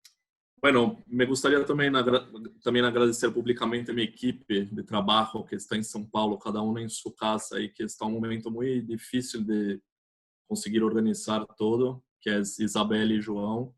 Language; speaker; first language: Spanish; non-native, fluent; Portuguese